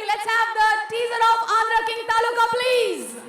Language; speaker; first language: Telugu; native; Telugu